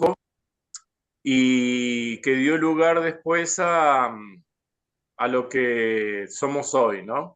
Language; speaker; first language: Spanish; native; Spanish